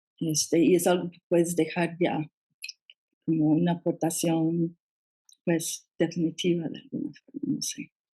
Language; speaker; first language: Spanish; non-native, fluent; English